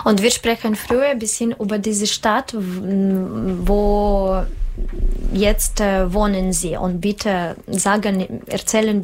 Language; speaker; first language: German; non-native, learner; Russian